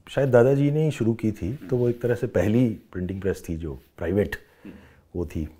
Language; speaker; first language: Hindi; non-native, local second language; Rajasthani